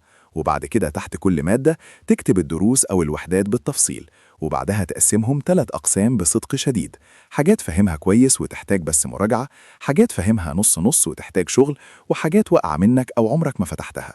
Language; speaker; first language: Arabic; native; Arabic